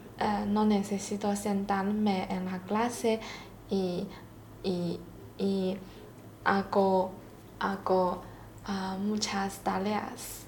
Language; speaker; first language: Spanish; non-native, learner; Chinese